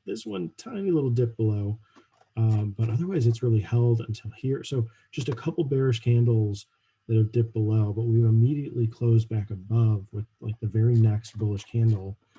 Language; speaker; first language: English; native; English